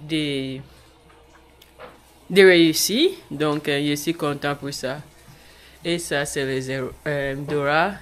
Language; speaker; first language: French; non-native, learner; English